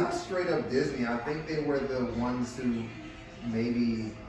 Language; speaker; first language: English; native; English